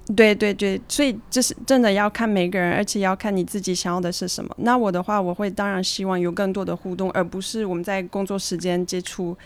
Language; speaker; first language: Chinese; non-native, fluent; French